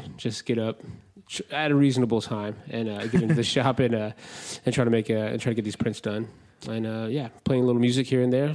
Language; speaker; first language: English; native; English